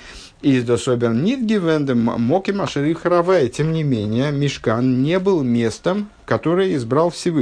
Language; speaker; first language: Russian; native; Russian